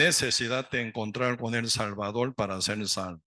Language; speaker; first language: Spanish; non-native, learner; Korean